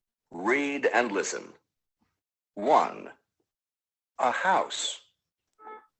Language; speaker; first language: English; non-native, learner; Spanish